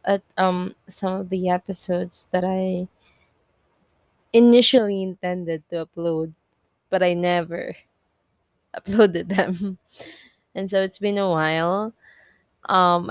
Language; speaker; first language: English; non-native, local second language; Filipino